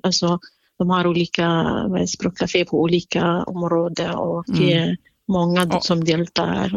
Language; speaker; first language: Swedish; non-native, fluent; Kurdish